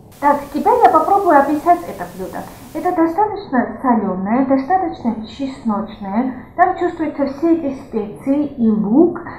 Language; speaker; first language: Russian; non-native, local second language; Georgian